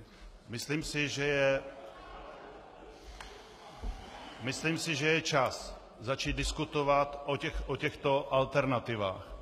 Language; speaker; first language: Czech; native; Czech